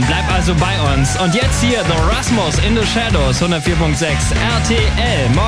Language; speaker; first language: German; native; German